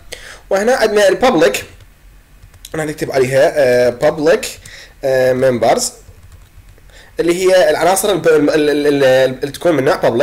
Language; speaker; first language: Arabic; native; Arabic